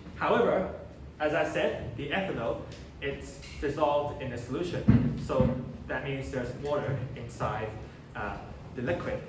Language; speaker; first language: English; non-native, local second language; Chinese